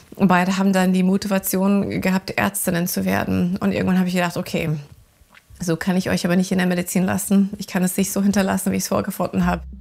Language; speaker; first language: German; non-native, fluent; English